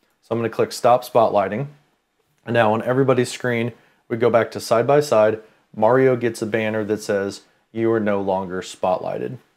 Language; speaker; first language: English; native; English